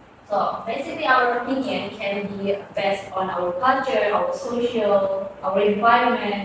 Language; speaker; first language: English; non-native, fluent; Indonesian